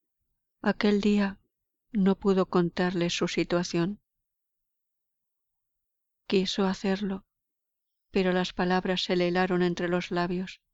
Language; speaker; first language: Spanish; native; Spanish